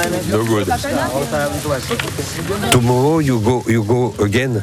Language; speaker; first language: English; non-native, learner; French